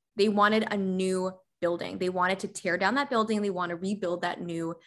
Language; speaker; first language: English; native; English